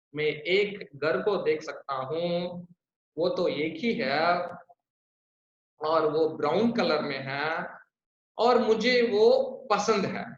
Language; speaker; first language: Hindi; non-native, local second language; Tamil